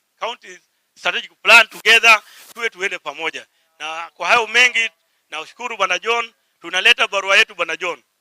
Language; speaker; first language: Swahili; native; Swahili